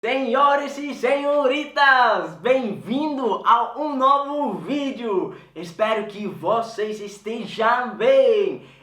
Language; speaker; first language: Portuguese; non-native, fluent; Swedish